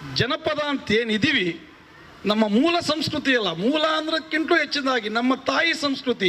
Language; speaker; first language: Kannada; native; Kannada